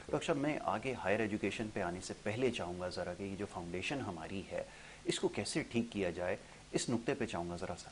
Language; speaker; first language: Urdu; native; Urdu